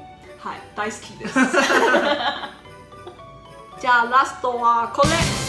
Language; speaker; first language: Japanese; non-native, learner; Chinese